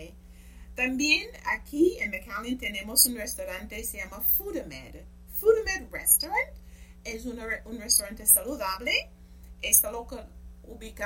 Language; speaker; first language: Spanish; non-native, fluent; English